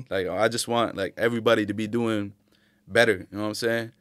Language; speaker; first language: English; early bilingual, other home language; Arabic